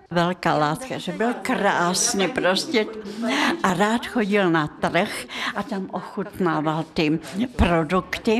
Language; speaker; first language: Czech; non-native, fluent; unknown